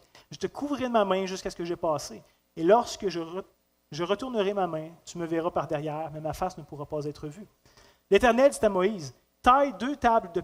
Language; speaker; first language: French; native; French